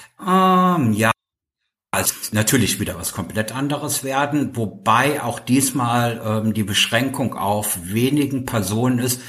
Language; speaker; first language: German; native; German